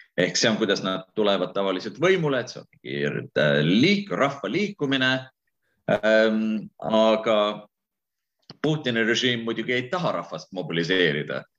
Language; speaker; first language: Estonian; early bilingual, heritage; Estonian